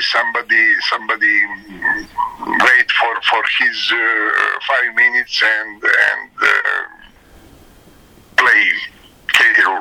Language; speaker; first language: English; non-native, learner; Serbian